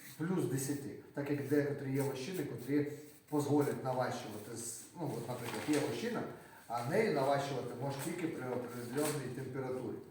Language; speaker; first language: Ukrainian; native; Ukrainian